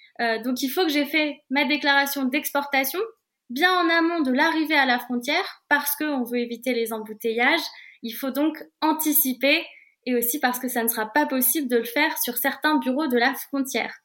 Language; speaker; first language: French; native; French